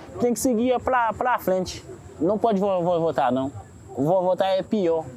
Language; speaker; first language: Portuguese; non-native, learner; Haitian Creole